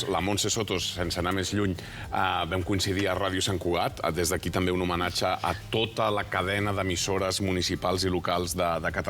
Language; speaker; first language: Catalan; native; Catalan